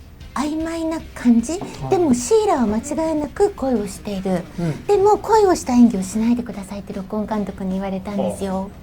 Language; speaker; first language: Japanese; native; Japanese